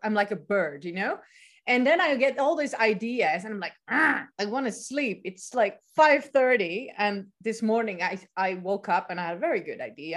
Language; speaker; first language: English; non-native, fluent; Dutch